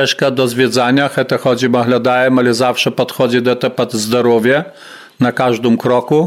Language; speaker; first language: Polish; non-native, local second language; Ukrainian